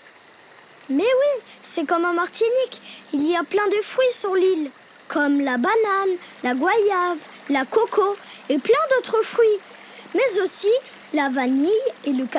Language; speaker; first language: French; native; French